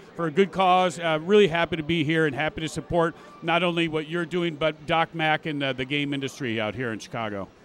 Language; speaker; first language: English; native; English